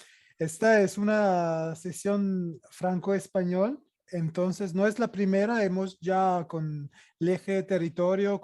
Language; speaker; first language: Spanish; non-native, fluent; Italian